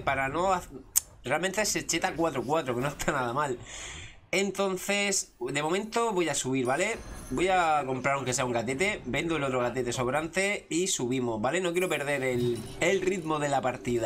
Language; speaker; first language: Spanish; native; Spanish